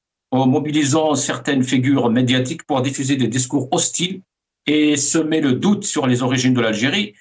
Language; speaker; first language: French; non-native, local second language; Arabic